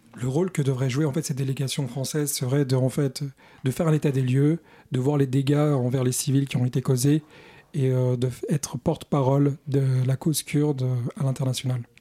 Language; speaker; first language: French; early bilingual, other home language; Kurdish